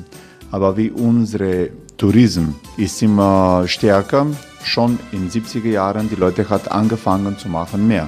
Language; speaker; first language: German; non-native, learner; Croatian